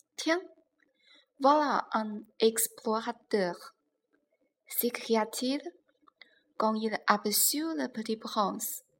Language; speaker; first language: French; non-native, learner; Chinese